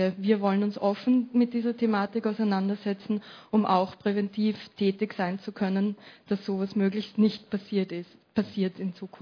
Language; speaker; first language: German; native; German